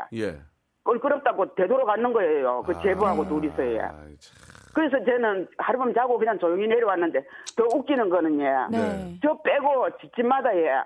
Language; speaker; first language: Korean; native; Korean